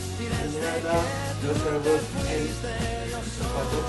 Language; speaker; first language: Spanish; non-native, learner; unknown